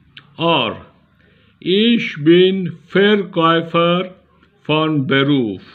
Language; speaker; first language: German; non-native, learner; Bangla